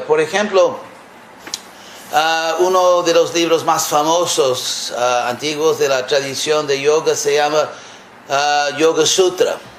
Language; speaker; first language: Spanish; non-native, fluent; English